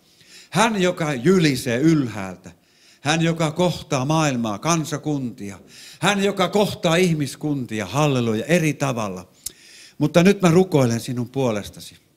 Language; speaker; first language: Finnish; non-native, fluent; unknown